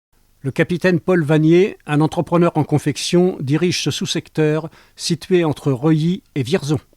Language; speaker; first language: French; native; French